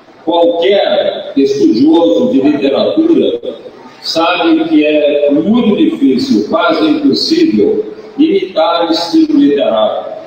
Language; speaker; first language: Portuguese; native; Portuguese